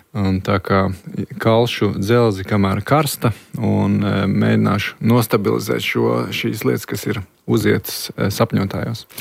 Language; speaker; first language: Latvian; native; Latvian